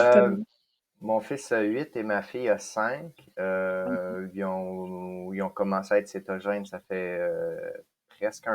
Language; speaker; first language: French; native; French